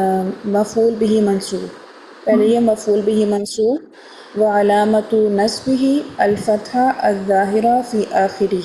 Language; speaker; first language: Arabic; non-native, learner; Urdu